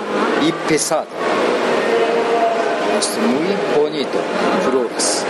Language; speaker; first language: Spanish; non-native, learner; Japanese